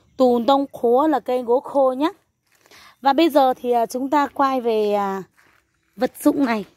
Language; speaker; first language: Vietnamese; non-native, local second language; Hmong